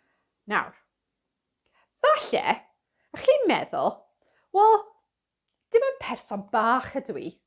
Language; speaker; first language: Welsh; non-native, fluent; English